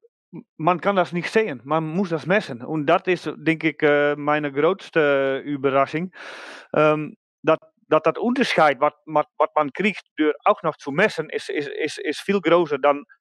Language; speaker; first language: German; non-native, learner; Dutch